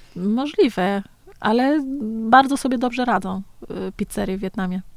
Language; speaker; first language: Polish; early bilingual, other home language; Vietnamese